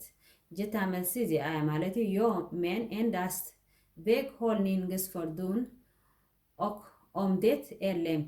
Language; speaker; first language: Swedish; non-native, learner; Tigrinya